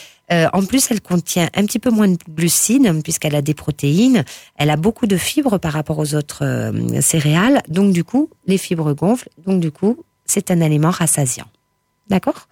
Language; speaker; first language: French; native; French